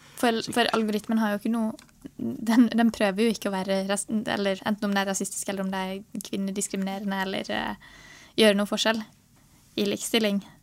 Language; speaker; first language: Norwegian; native; Norwegian